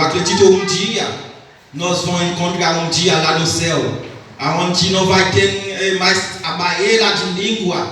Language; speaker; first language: Portuguese; non-native, learner; Haitian Creole